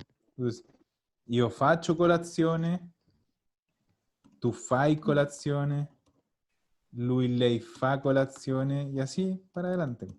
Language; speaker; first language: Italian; non-native, fluent; Spanish